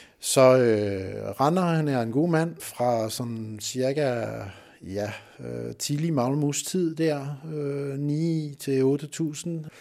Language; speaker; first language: Danish; non-native, fluent; French